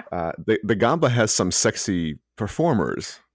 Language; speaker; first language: English; early bilingual, other home language; Hebrew